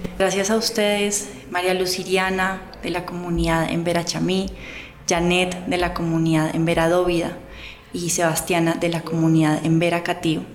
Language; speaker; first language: Spanish; native; Spanish